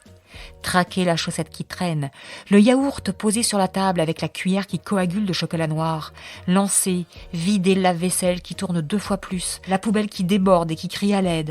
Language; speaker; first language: French; native; French